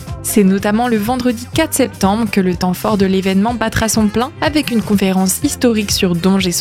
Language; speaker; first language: French; native; French